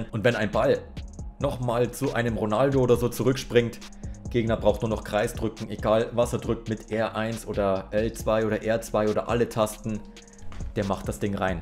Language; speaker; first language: German; native; German